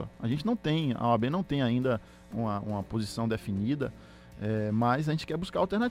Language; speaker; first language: Portuguese; native; Portuguese